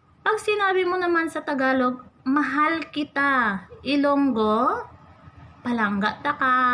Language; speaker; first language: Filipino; non-native, local second language; Hiligaynon